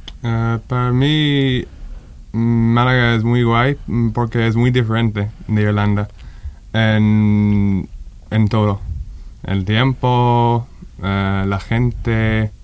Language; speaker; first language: Spanish; non-native, fluent; English